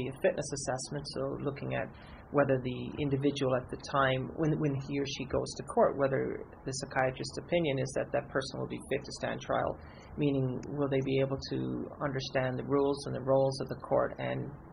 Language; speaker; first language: English; native; English